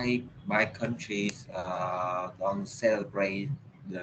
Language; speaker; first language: English; non-native, learner; Vietnamese